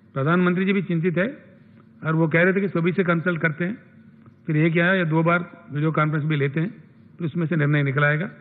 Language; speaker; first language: Hindi; non-native, local second language; Telugu